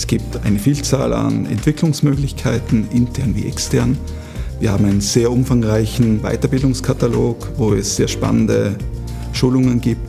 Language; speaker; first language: German; native; German